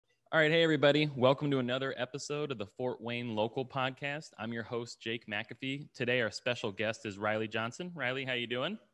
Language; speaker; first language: English; native; English